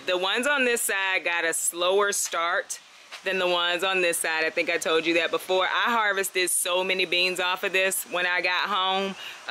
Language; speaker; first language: English; native; English